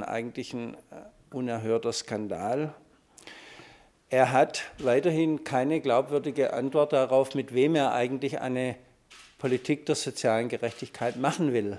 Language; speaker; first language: German; native; German